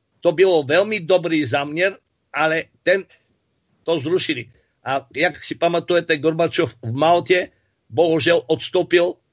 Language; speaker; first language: Czech; non-native, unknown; Bulgarian